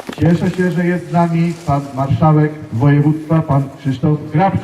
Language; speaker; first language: Polish; native; Polish